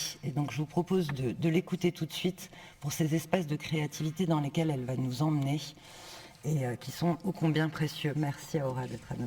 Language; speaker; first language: French; native; French